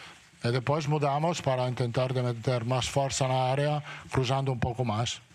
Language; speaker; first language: Portuguese; non-native, learner; Italian